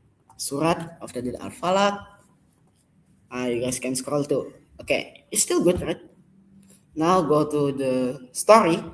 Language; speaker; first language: English; non-native, learner; Indonesian